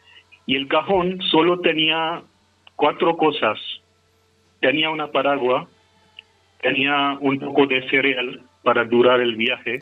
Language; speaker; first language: Spanish; non-native, fluent; Hindi